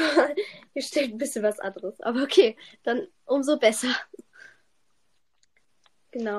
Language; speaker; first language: German; native; German